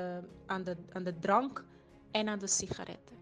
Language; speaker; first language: Dutch; non-native, fluent; Portuguese